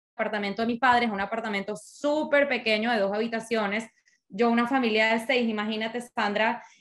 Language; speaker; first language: Spanish; native; Spanish